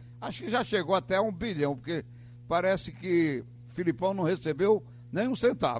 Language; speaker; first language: Portuguese; native; Portuguese